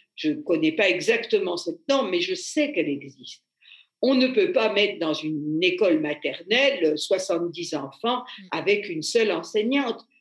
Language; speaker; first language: French; native; French